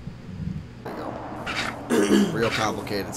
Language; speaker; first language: English; native; English